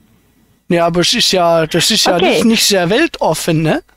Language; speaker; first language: German; native; German